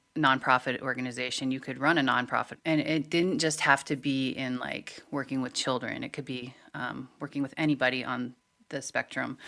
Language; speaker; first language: English; native; English